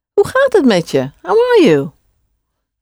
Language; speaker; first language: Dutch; non-native, fluent; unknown